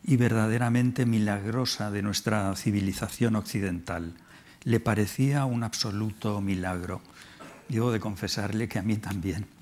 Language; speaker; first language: Spanish; native; Spanish